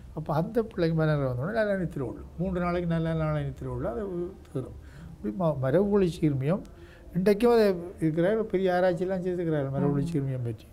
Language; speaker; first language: Tamil; native; Tamil